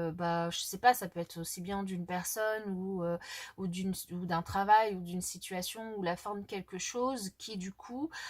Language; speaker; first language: French; native; French